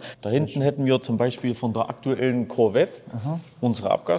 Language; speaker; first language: German; native; German